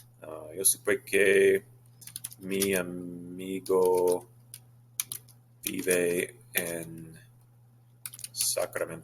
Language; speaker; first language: Spanish; non-native, fluent; English